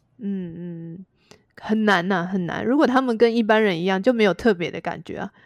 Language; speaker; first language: Chinese; native; Chinese